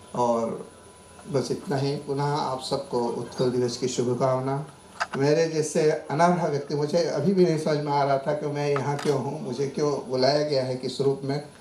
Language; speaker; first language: Hindi; non-native, local second language; Marathi